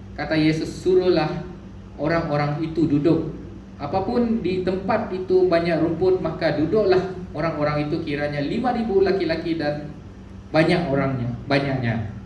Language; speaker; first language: Malay; non-native, local second language; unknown